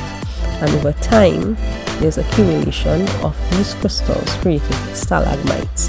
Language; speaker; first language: English; native; English